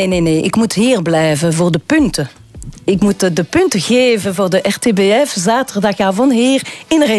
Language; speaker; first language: Dutch; non-native, local second language; French